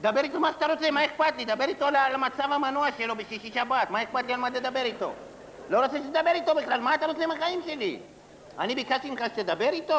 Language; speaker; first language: Hebrew; native; Hebrew